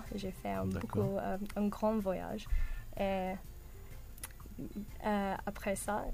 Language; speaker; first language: French; non-native, learner; English